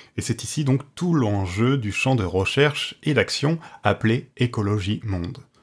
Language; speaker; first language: French; native; French